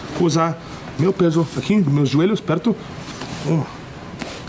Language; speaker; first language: Portuguese; non-native, learner; English